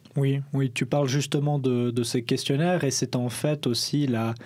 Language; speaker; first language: French; native; French